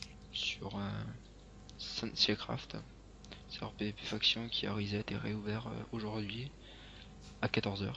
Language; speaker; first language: French; native; French